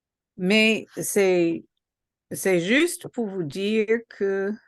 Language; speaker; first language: French; non-native, local second language; Haitian Creole